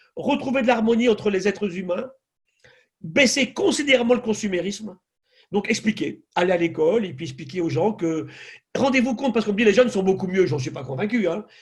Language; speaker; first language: French; native; French